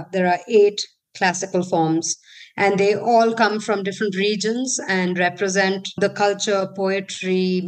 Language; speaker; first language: English; non-native, local second language; Hindi